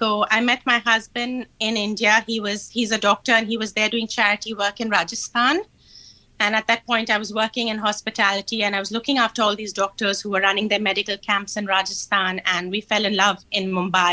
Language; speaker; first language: English; non-native, local second language; Hindi